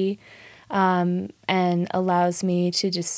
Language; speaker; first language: English; native; English